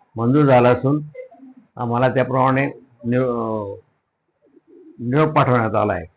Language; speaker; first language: Marathi; native; Marathi